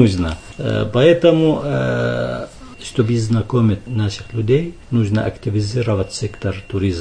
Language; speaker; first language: Russian; non-native, fluent; Arabic